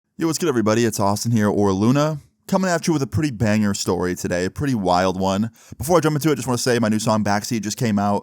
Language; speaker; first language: English; native; English